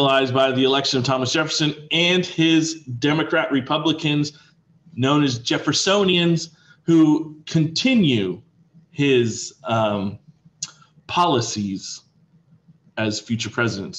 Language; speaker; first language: English; native; English